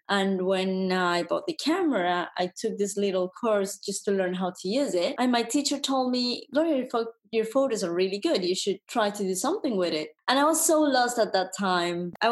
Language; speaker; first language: English; non-native, fluent; Spanish